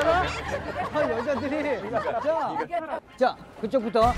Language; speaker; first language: Korean; native; Korean